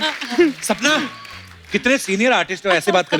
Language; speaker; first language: Hindi; native; Hindi